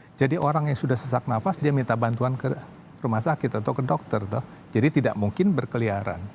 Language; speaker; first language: Indonesian; native; Indonesian